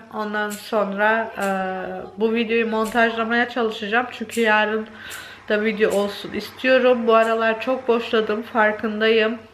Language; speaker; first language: Turkish; native; Turkish